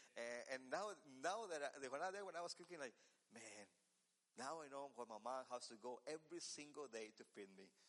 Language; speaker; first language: English; non-native, learner; Spanish